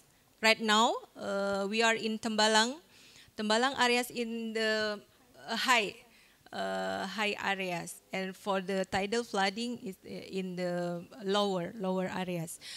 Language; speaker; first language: English; non-native, fluent; Indonesian